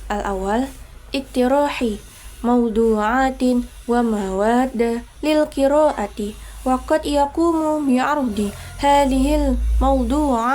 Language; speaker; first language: Arabic; non-native, learner; Indonesian